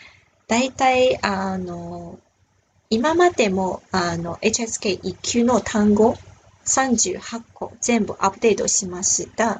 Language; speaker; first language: Japanese; non-native, fluent; Chinese